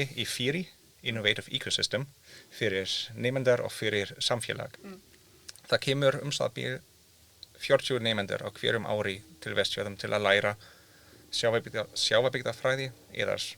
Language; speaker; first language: Icelandic; non-native, learner; German